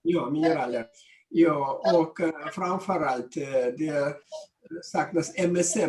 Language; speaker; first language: Swedish; non-native, fluent; Russian